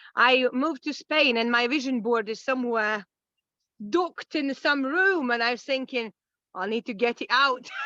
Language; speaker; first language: English; non-native, fluent; Latvian